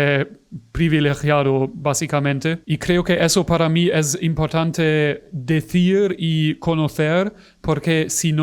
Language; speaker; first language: Spanish; non-native, fluent; German